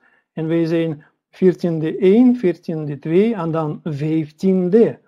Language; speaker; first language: Dutch; non-native, learner; Russian